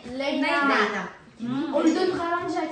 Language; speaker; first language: French; native; French